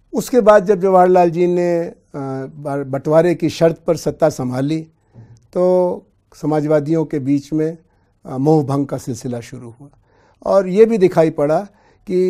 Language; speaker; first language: Hindi; native; Hindi